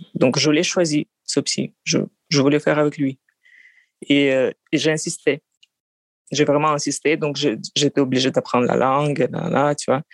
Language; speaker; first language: French; non-native, fluent; Russian